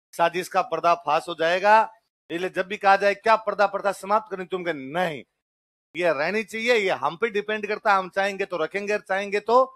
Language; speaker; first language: Hindi; native; Hindi